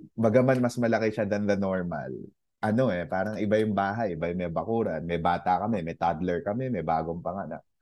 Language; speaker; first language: Filipino; native; Filipino